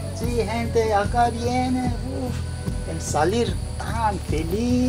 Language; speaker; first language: Spanish; non-native, learner; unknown